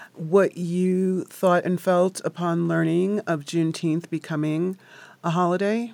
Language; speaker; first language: English; native; English